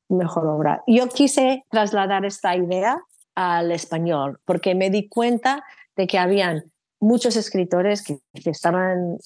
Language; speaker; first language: Spanish; non-native, fluent; English